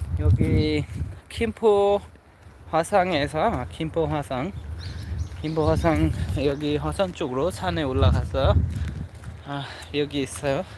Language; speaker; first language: Korean; non-native, learner; Bangla